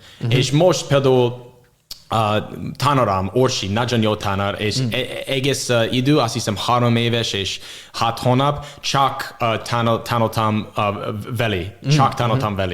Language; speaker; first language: Hungarian; non-native, learner; English